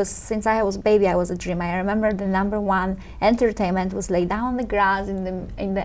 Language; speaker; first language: English; non-native, fluent; Polish